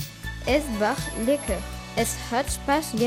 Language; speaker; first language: German; non-native, learner; French